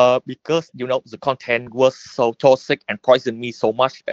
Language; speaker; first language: English; non-native, learner; Vietnamese